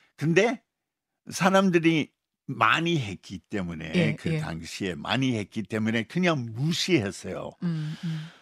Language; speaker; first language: Korean; non-native, fluent; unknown